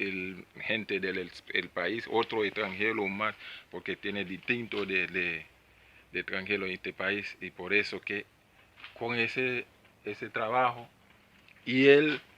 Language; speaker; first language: Spanish; non-native, learner; Haitian Creole